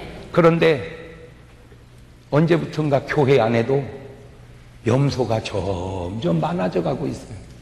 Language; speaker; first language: Korean; native; Korean